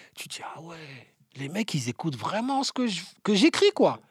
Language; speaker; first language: French; native; French